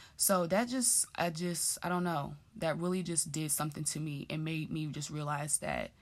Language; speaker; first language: English; native; English